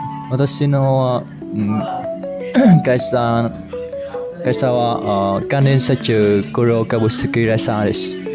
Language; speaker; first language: Japanese; non-native, learner; Vietnamese